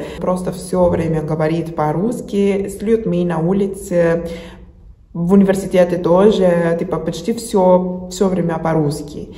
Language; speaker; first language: Russian; non-native, fluent; Spanish